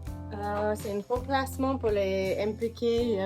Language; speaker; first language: French; non-native, fluent; English